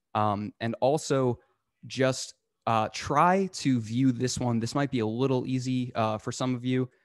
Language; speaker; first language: English; native; English